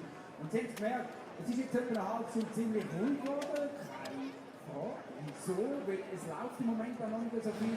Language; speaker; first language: German; native; German